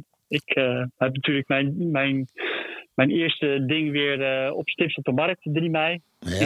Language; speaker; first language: Dutch; native; Dutch